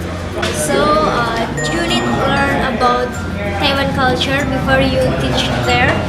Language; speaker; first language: English; non-native, learner; Indonesian